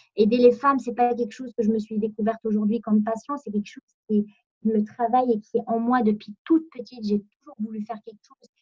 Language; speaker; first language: French; non-native, local second language; Arabic